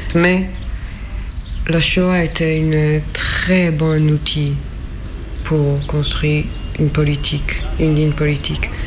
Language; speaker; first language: French; non-native, fluent; Hebrew